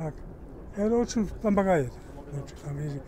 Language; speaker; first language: Russian; non-native, learner; German